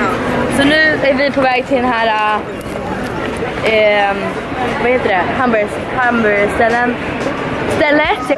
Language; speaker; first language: Swedish; native; Swedish